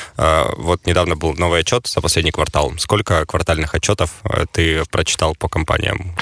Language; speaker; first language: Ukrainian; non-native, local second language; Russian